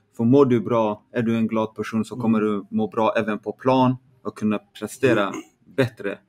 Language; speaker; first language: Swedish; early bilingual, other home language; Kurdish